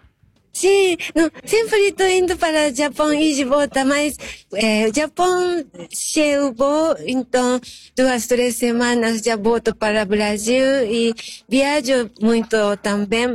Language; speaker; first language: Portuguese; non-native, learner; Japanese